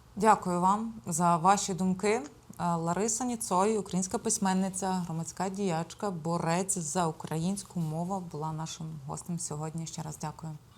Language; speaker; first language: Ukrainian; native; Ukrainian